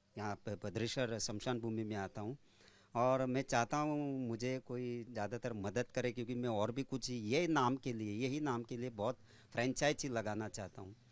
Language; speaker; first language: Hindi; non-native, local second language; Gujarati